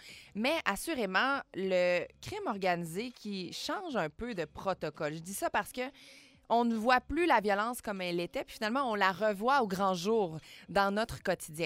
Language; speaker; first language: French; native; French